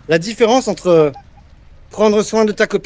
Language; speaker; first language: French; native; French